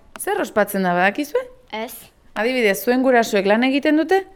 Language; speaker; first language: Basque; native; Basque